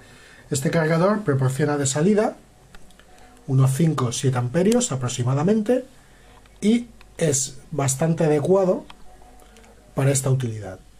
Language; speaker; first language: Spanish; native; Spanish